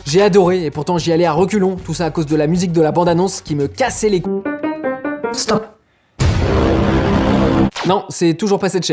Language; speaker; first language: French; native; French